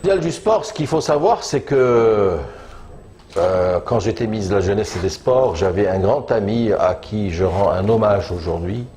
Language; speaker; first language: French; non-native, local second language; Arabic